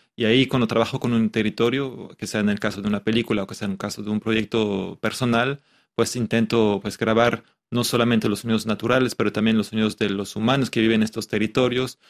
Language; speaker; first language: Spanish; non-native, fluent; French